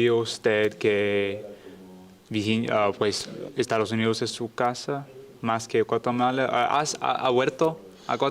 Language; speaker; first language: Spanish; non-native, learner; English